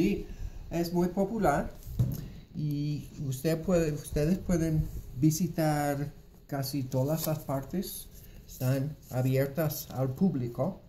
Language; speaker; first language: Spanish; non-native, fluent; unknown